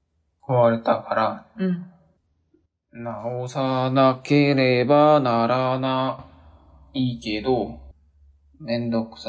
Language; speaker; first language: Japanese; non-native, learner; Korean